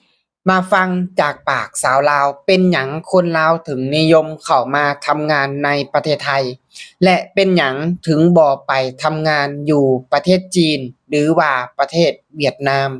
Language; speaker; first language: Thai; non-native, local second language; Northeastern Thai